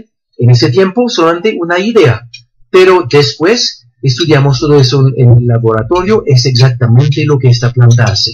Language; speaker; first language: Spanish; non-native, fluent; French